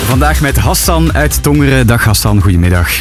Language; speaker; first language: Dutch; native; Dutch